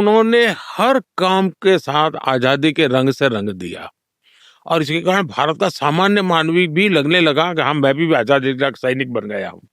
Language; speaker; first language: Hindi; non-native, local second language; Gujarati